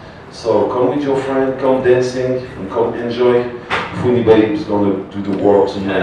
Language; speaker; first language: English; non-native, local second language; French